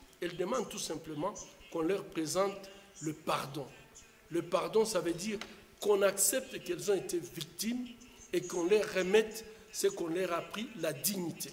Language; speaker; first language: French; non-native, local second language; Swahili